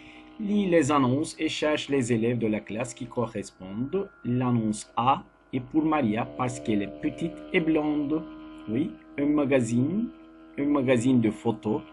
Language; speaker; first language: French; non-native, fluent; Turkish